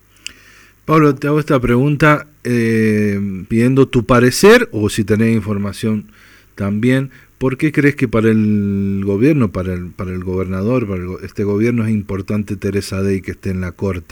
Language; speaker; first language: Spanish; native; Spanish